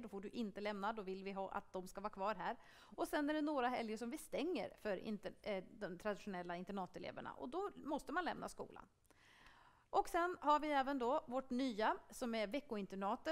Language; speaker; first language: Swedish; native; Swedish